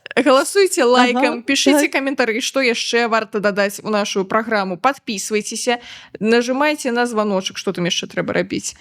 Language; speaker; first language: Belarusian; native; Belarusian